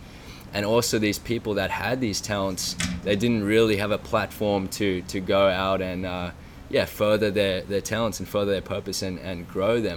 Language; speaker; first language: English; native; English